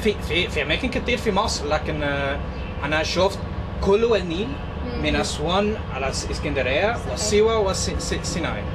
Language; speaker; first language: Arabic; non-native, learner; English